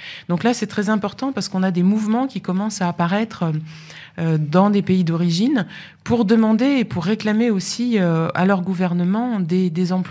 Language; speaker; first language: French; native; French